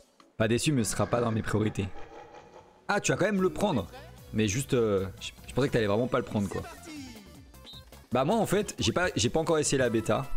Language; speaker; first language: French; native; French